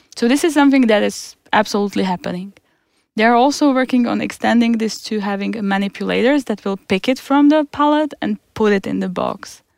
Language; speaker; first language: English; non-native, fluent; Czech